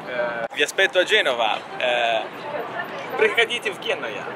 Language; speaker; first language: Russian; non-native, learner; Italian